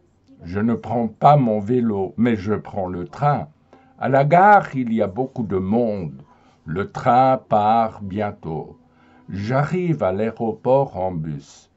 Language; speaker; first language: French; non-native, fluent; German